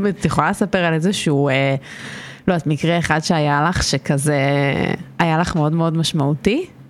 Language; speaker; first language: Hebrew; native; Hebrew